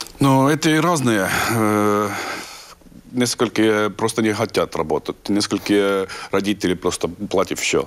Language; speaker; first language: Russian; non-native, learner; Estonian